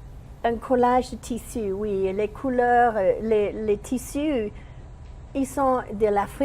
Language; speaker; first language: French; non-native, learner; English